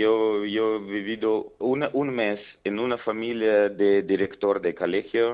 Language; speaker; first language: Spanish; non-native, learner; Belarusian